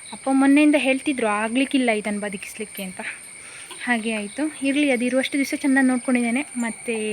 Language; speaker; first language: Kannada; native; Kannada